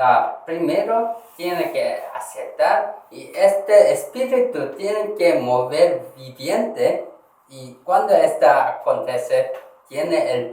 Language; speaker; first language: Spanish; non-native, learner; Korean